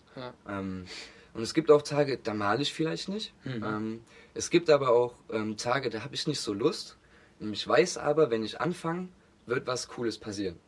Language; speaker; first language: German; native; German